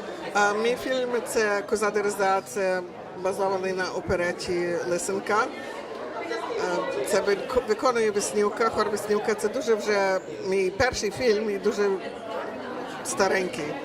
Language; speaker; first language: Ukrainian; early bilingual, heritage; Ukrainian